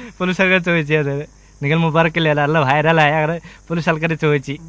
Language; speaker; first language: Malayalam; non-native, local second language; Bangla